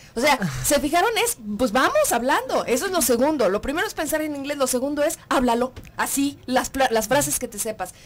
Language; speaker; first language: Spanish; native; Spanish